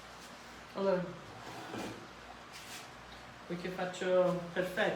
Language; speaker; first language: Italian; early bilingual, heritage; Italian